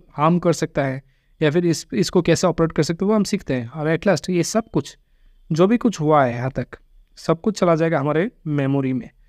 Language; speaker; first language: Hindi; non-native, local second language; Bangla